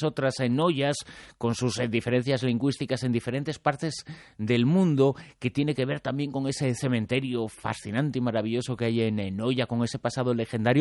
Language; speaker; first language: Spanish; native; Spanish